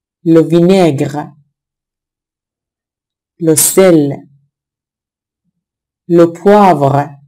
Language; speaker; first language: French; non-native, fluent; Persian